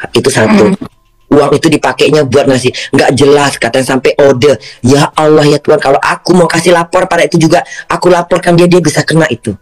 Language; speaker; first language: Indonesian; native; Indonesian